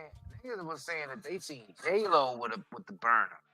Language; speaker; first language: English; native; English